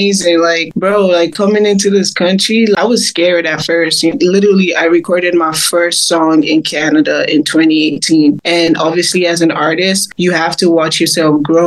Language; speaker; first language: English; non-native, local second language; Igbo